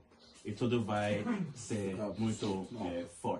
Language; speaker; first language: Portuguese; non-native, learner; English